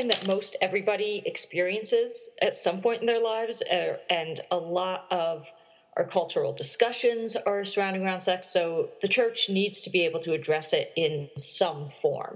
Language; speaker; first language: English; native; English